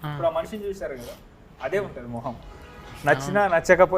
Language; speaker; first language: Telugu; native; Telugu